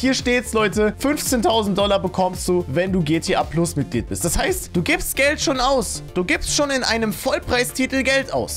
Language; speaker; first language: German; native; German